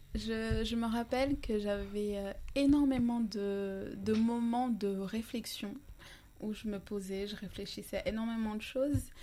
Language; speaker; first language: French; non-native, local second language; Ngazidja Comorian